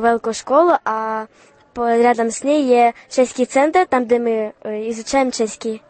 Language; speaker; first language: Czech; early bilingual, heritage; Ukrainian